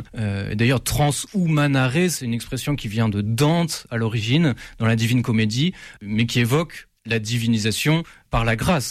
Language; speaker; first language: French; native; French